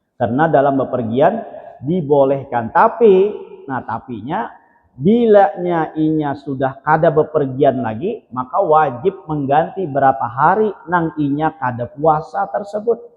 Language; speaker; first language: Indonesian; non-native, local second language; Banjar